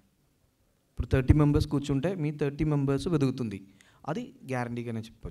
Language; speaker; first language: Telugu; non-native, learner; Malayalam